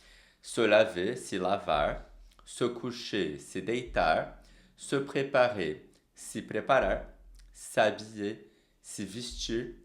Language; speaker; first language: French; non-native, fluent; Portuguese